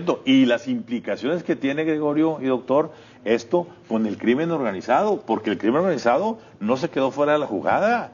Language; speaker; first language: Spanish; native; Spanish